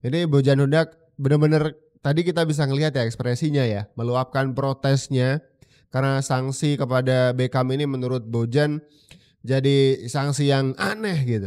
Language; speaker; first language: Indonesian; native; Indonesian